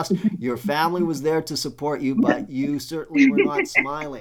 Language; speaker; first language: English; native; English